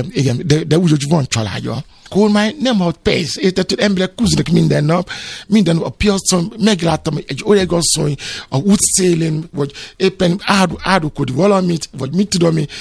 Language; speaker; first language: Hungarian; non-native, fluent; Yoruba